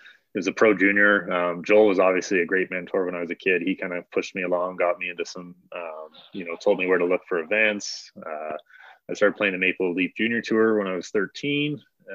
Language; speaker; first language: English; native; English